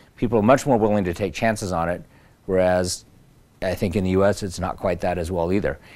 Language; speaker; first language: English; native; English